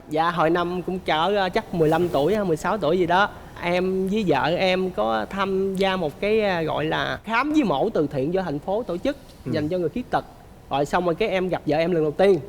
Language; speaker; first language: Vietnamese; native; Vietnamese